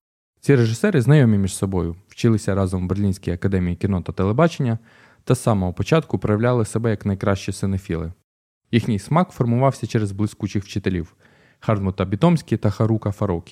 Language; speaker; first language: Ukrainian; native; Ukrainian